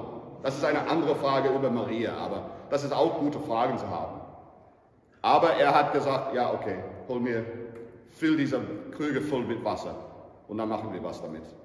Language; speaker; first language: German; non-native, fluent; English